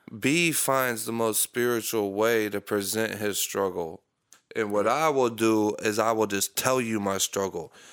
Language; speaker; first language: English; native; English